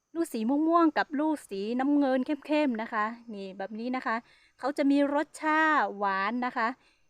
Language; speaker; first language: Thai; non-native, local second language; Hmong